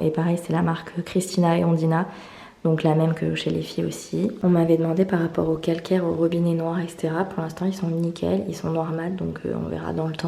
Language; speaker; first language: French; native; French